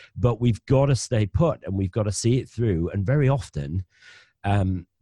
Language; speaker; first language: English; native; English